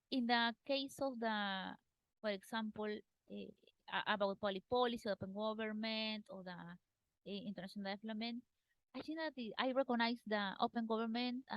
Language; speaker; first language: English; non-native, learner; Spanish